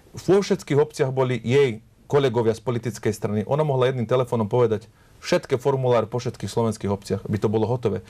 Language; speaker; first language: Slovak; native; Slovak